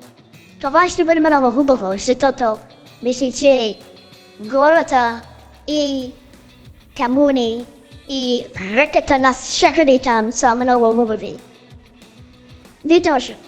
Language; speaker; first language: Bulgarian; non-native, learner; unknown